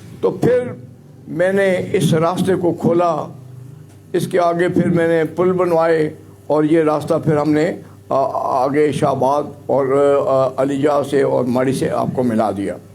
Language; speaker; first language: Urdu; non-native, local second language; Punjabi